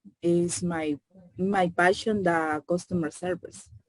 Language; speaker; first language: English; non-native, learner; Spanish